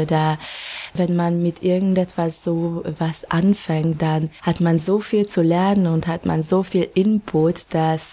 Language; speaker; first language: German; non-native, fluent; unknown